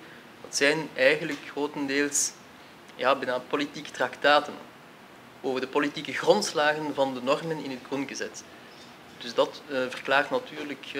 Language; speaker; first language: Dutch; native; Dutch